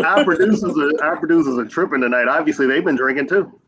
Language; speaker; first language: English; native; English